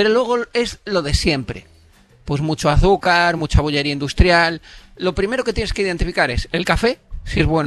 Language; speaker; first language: Spanish; native; Spanish